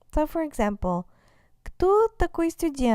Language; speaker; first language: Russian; non-native, fluent; English